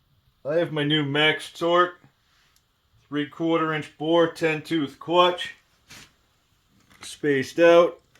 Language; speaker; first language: English; native; English